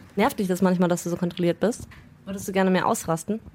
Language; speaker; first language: German; native; German